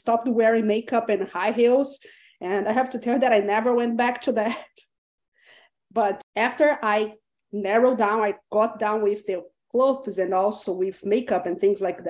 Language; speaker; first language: English; non-native, fluent; Portuguese